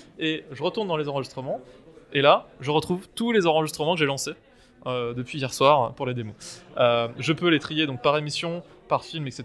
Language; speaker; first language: French; native; French